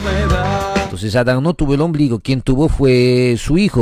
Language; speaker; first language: Spanish; native; Spanish